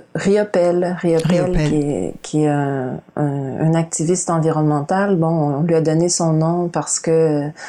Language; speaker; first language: French; native; French